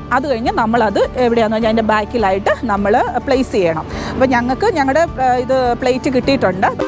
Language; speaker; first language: Malayalam; native; Malayalam